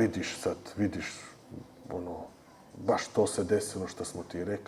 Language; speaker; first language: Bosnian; early bilingual, heritage; Bosnian